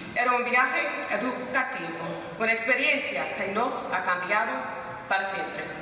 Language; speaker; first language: Spanish; non-native, fluent; English